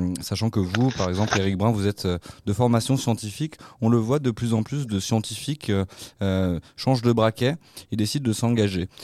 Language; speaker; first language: French; native; French